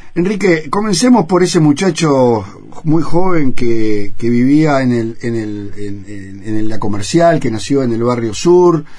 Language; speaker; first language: Spanish; native; Spanish